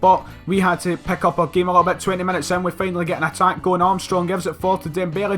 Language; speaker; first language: English; native; English